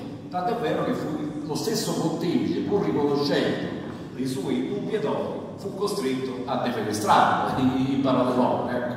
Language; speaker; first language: Italian; native; Italian